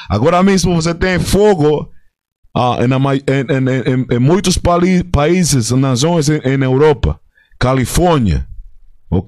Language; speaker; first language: Portuguese; non-native, fluent; Spanish